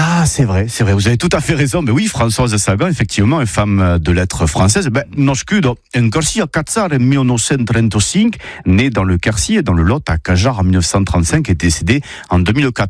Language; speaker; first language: French; native; French